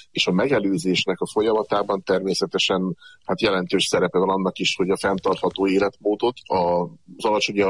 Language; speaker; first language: Hungarian; native; Hungarian